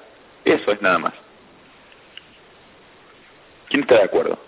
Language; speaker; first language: Spanish; native; Spanish